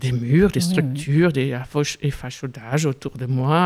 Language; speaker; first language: French; non-native, fluent; German